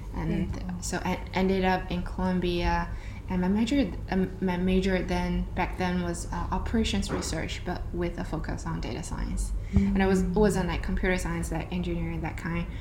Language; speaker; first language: English; non-native, fluent; Chinese